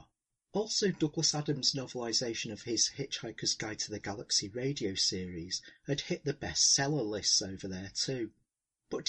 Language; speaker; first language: English; native; English